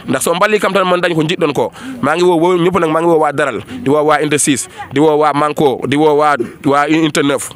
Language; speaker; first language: Wolof; non-native, local second language; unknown